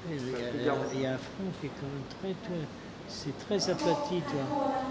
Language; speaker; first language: French; native; French